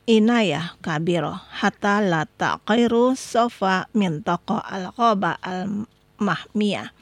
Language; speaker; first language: Arabic; non-native, fluent; Indonesian